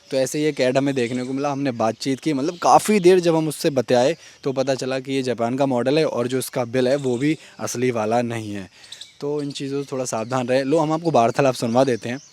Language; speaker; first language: Hindi; native; Hindi